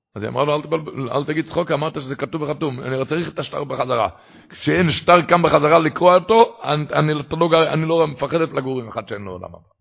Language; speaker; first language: Hebrew; non-native, local second language; Yiddish